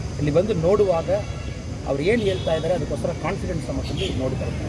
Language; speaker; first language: Kannada; non-native, local second language; Tamil